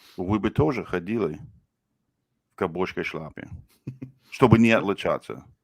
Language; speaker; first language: Russian; non-native, fluent; English